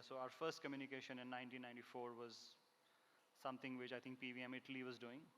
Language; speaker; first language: English; non-native, local second language; Hindi